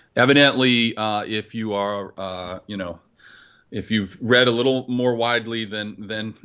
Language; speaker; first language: English; native; English